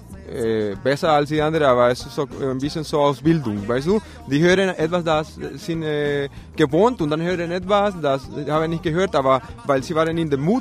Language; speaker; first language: German; non-native, learner; Spanish